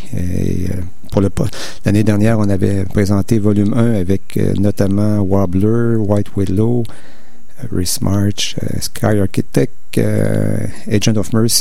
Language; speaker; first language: French; native; French